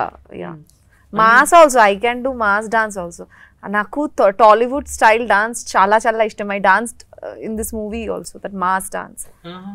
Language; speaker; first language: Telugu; non-native, learner; Bangla